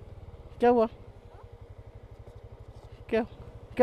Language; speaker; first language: Hindi; non-native, local second language; Bangla